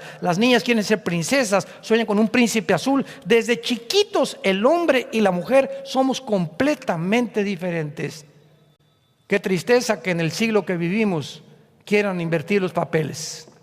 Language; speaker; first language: Spanish; native; Spanish